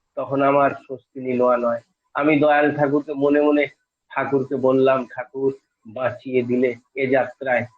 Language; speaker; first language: Bangla; native; Bangla